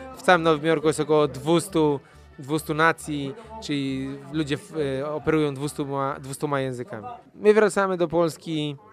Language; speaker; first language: Polish; native; Polish